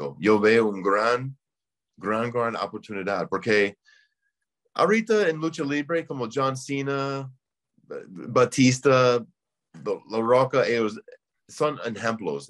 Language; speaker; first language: Spanish; non-native, learner; English